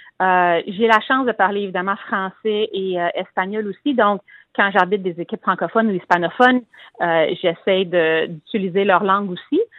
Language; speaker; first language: French; native; French